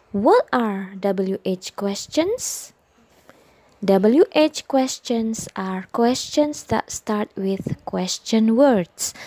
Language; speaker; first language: English; non-native, fluent; Indonesian